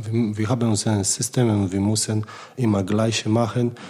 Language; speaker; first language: German; non-native, learner; Polish